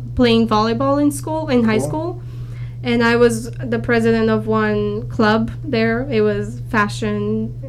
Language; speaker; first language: English; non-native, fluent; Romanian